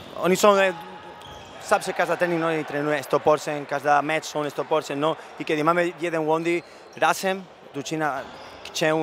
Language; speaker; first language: Polish; non-native, learner; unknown